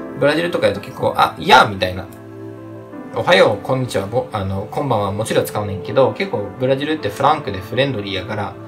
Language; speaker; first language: Japanese; early bilingual, other home language; Portuguese